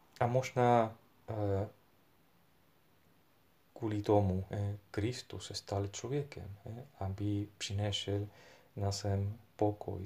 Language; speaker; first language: Czech; non-native, fluent; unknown